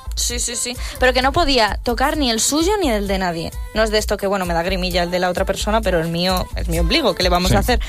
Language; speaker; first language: Spanish; native; Spanish